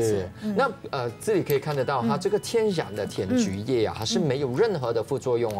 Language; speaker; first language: Chinese; native; Chinese